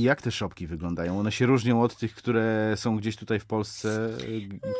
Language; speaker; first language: Polish; native; Polish